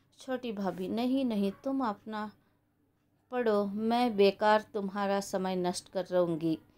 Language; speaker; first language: Hindi; non-native, local second language; Kannada